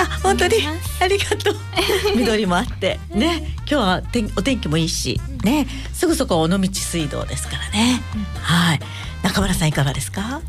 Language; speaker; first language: Japanese; native; Japanese